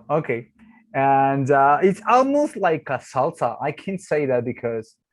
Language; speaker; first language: English; non-native, learner; Spanish